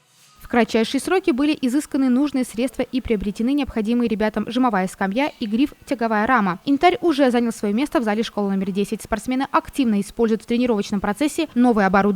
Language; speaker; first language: Russian; native; Russian